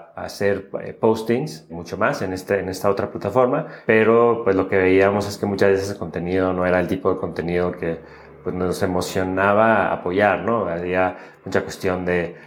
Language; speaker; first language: Spanish; native; Spanish